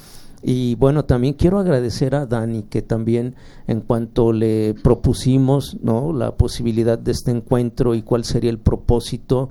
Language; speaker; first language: Spanish; native; Spanish